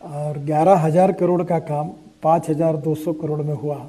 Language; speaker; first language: Hindi; non-native, local second language; Marathi